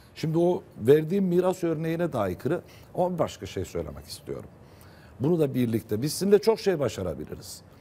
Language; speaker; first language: Turkish; native; Turkish